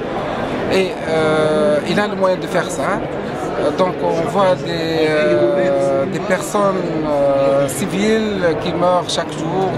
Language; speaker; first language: French; non-native, local second language; Arabic